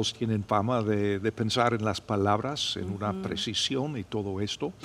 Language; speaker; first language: Spanish; non-native, fluent; English